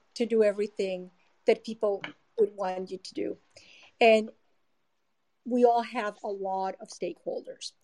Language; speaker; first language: English; non-native, fluent; Spanish